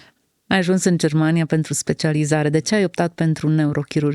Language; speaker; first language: Romanian; native; Romanian